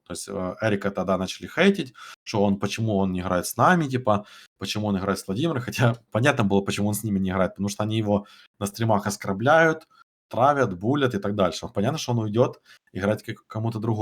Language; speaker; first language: Russian; native; Russian